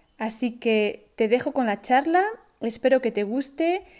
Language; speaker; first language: Spanish; native; Spanish